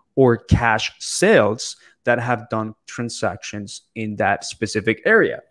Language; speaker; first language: English; non-native, fluent; Spanish